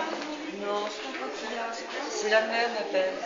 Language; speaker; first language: French; native; French